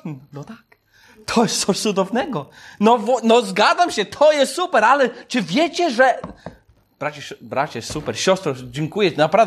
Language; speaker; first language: Polish; non-native, fluent; English